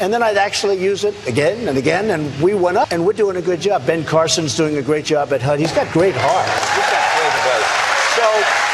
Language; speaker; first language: English; native; English